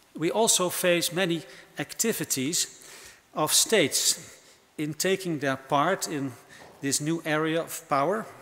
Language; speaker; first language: English; non-native, fluent; Dutch